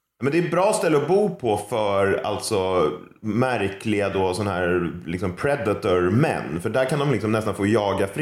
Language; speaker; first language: Swedish; native; Swedish